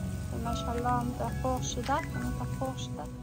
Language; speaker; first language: Finnish; non-native, learner; Persian